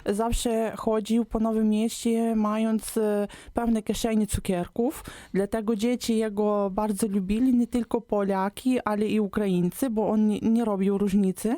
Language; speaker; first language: Polish; non-native, local second language; Ukrainian